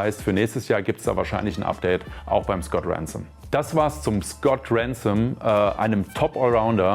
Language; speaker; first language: German; native; German